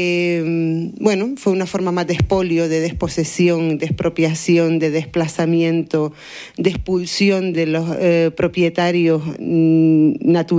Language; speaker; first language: Spanish; native; Spanish